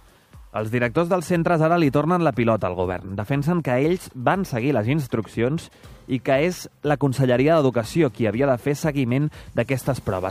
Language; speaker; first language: Catalan; native; Catalan